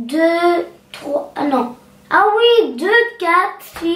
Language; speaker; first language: French; early bilingual, other home language; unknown